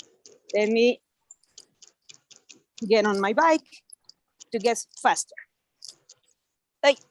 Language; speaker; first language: English; non-native, fluent; Spanish